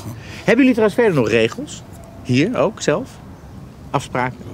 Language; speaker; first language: Dutch; native; Dutch